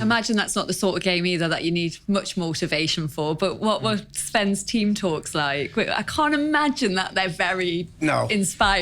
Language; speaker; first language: English; native; English